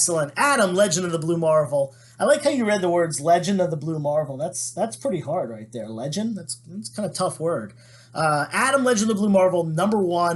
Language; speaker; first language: English; native; English